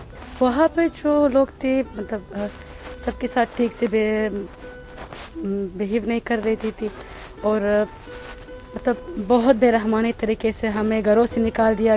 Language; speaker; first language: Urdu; non-native, fluent; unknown